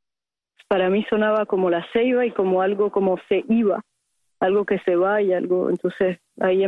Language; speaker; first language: Spanish; early bilingual, heritage; Spanish